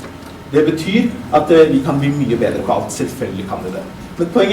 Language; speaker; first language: Norwegian; early bilingual, other home language; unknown